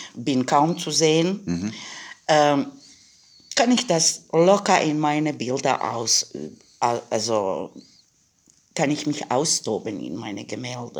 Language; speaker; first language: German; non-native, fluent; Croatian